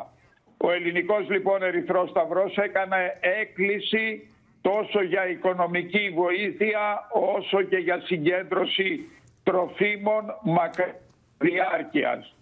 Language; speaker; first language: Greek; native; Greek